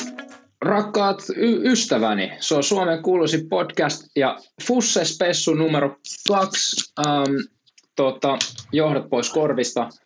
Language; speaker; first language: Finnish; native; Finnish